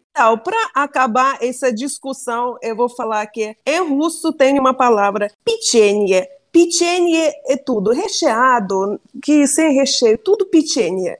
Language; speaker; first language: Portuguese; non-native, fluent; Russian